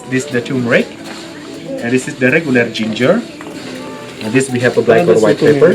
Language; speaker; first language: English; non-native, learner; Indonesian